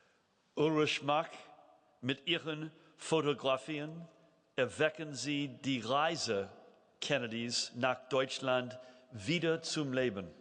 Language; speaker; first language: German; non-native, fluent; English